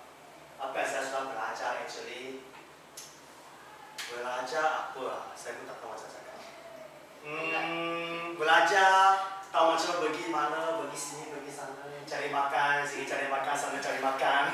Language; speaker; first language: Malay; non-native, local second language; Chinese